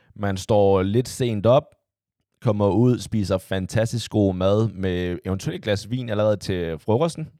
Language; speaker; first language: Danish; early bilingual, other home language; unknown